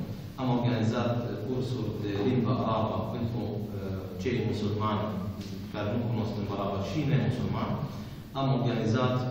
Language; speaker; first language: Romanian; non-native, fluent; Arabic